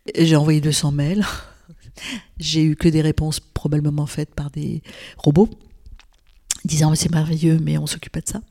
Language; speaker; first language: French; non-native, local second language; Arabic